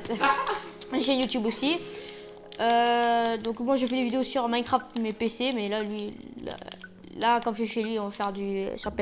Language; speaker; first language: French; native; French